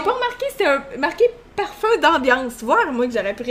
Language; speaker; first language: French; native; French